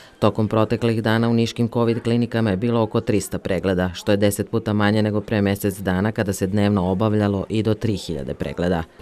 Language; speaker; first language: Serbian; native; Serbian